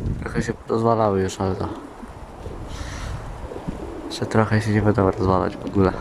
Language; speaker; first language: Polish; native; Polish